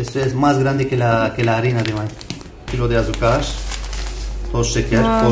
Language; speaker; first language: Spanish; non-native, fluent; Turkish